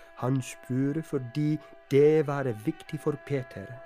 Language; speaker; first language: Norwegian; non-native, fluent; Polish